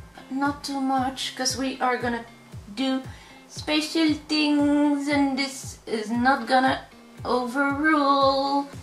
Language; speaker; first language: English; non-native, fluent; Dutch